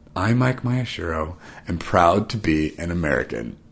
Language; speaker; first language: English; native; English